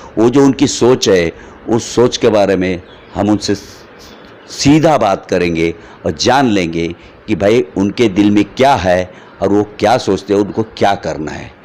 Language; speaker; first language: Hindi; non-native, local second language; Marathi